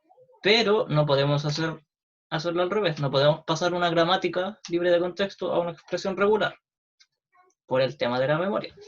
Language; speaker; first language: Spanish; native; Spanish